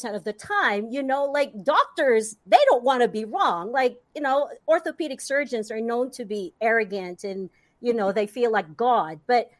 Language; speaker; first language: English; non-native, local second language; Cebuano